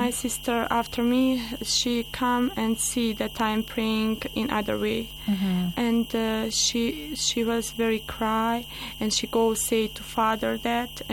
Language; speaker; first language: English; non-native, learner; Bosnian